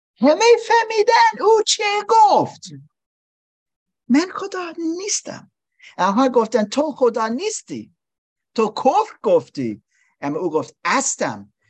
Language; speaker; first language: Persian; non-native, learner; English